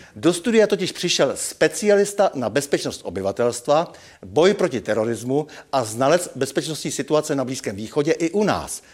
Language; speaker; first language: Czech; native; Czech